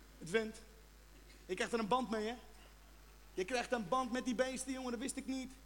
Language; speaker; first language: Dutch; non-native, fluent; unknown